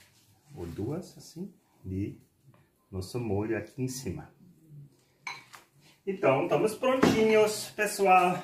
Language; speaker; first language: Portuguese; non-native, fluent; German